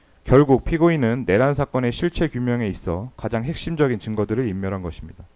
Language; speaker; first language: Korean; native; Korean